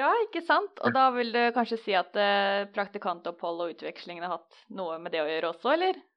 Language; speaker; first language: Norwegian; native; Norwegian